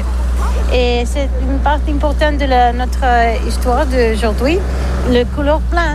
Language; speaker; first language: French; non-native, learner; Catalan